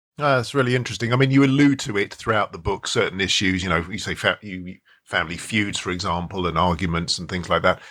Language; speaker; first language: English; native; English